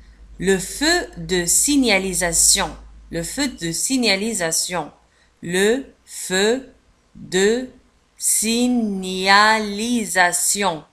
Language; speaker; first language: French; non-native, local second language; Arabic